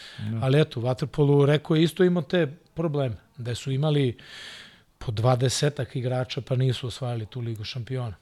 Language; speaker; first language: Serbian; non-native, local second language; Hungarian